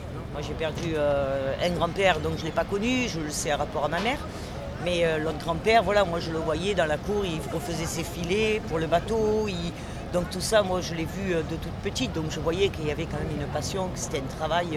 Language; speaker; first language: French; native; French